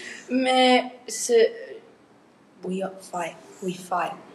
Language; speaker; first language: English; native; English